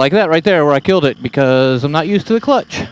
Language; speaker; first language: English; native; English